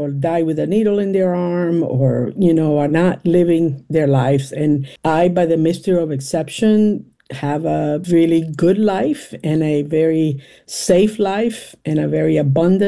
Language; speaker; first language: English; non-native, local second language; Spanish